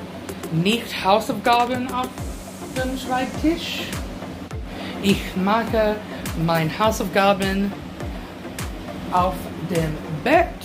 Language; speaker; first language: German; non-native, learner; English